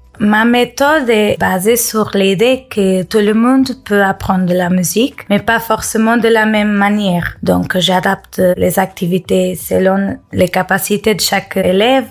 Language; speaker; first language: French; non-native, fluent; Portuguese